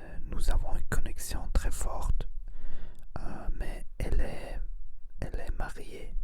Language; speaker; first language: French; non-native, learner; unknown